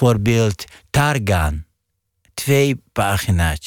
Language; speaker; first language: Dutch; non-native, fluent; Arabic